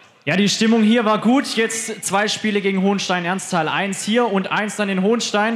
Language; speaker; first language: German; native; German